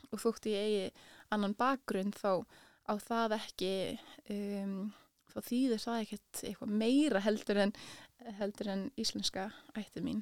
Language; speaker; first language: Icelandic; early bilingual, other home language; English